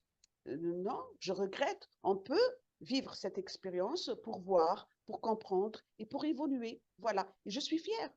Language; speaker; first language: French; non-native, local second language; Arabic